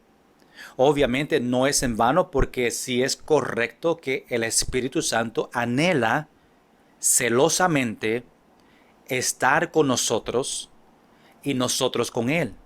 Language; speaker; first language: Spanish; non-native, fluent; English